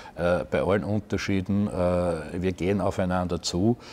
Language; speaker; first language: German; native; German